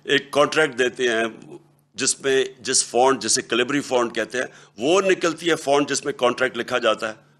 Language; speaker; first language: Urdu; native; Urdu